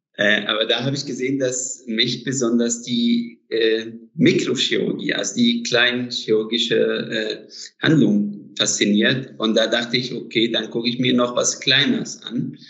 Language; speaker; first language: German; non-native, fluent; Arabic